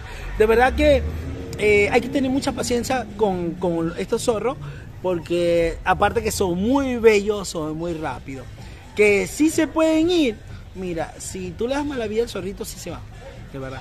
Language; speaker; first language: Spanish; native; Spanish